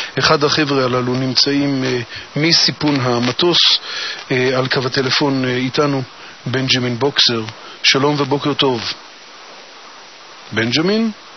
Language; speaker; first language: Hebrew; native; Hebrew